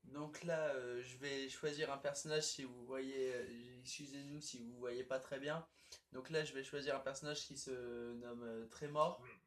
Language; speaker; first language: French; native; French